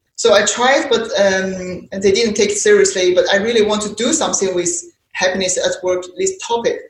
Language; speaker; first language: English; non-native, fluent; Chinese